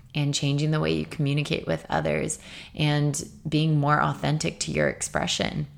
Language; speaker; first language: English; native; English